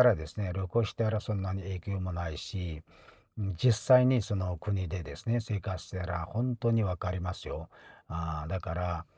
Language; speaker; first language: Japanese; non-native, fluent; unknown